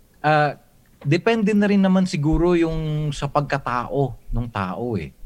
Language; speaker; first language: Filipino; native; Filipino